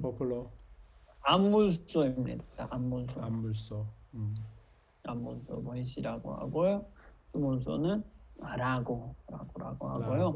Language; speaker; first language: Korean; non-native, fluent; Nepali